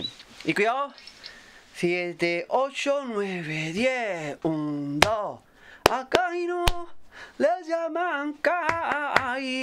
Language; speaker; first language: Japanese; non-native, fluent; Spanish